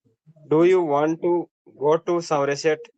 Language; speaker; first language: English; non-native, learner; Hindi